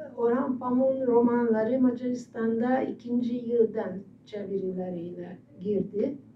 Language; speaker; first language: Turkish; non-native, fluent; Hungarian